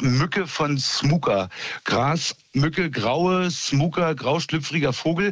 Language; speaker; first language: German; native; German